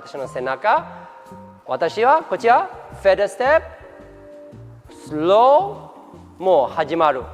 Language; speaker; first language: Japanese; non-native, fluent; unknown